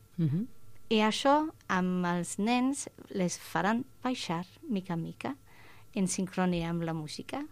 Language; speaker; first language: Catalan; non-native, fluent; English